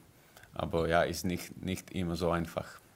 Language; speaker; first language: German; non-native, learner; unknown